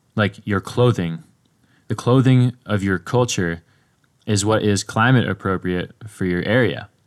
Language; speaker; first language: English; native; English